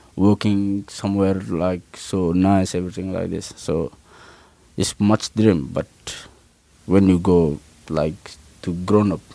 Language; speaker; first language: English; non-native, learner; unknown